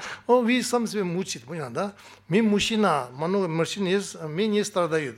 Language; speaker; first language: Russian; non-native, learner; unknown